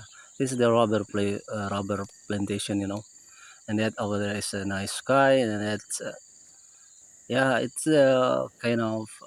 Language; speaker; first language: English; non-native, learner; Indonesian